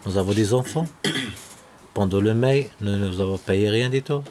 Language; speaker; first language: French; non-native, local second language; Arabic